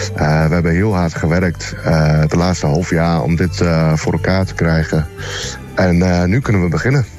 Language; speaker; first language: Dutch; non-native, fluent; English